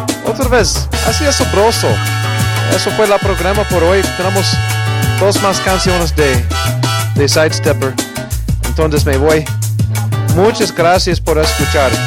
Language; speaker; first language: Spanish; non-native, learner; English